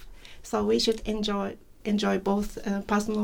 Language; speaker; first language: English; non-native, fluent; Japanese